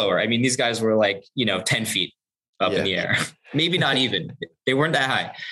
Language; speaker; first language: English; native; English